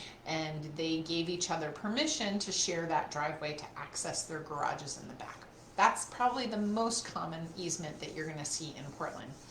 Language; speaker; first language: English; native; English